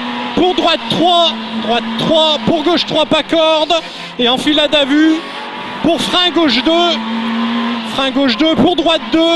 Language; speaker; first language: French; native; French